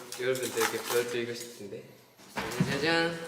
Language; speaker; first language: Korean; non-native, learner; Japanese